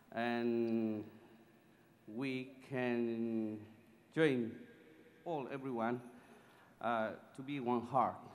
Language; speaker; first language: English; non-native, learner; Spanish